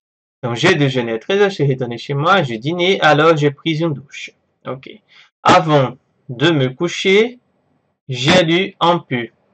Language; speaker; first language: French; non-native, fluent; Portuguese